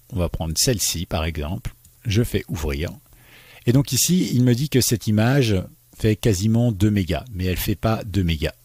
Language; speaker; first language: French; native; French